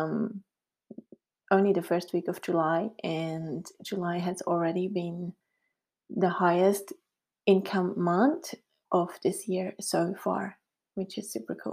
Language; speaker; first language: English; non-native, fluent; Swiss German